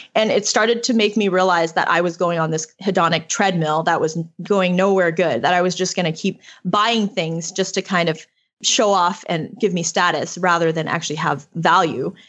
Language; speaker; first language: English; early bilingual, other home language; Chinese